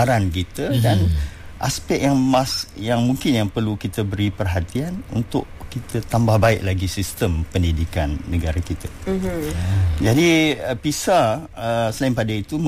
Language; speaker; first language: Malay; native; Malay